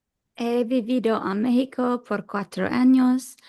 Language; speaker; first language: Spanish; non-native, learner; English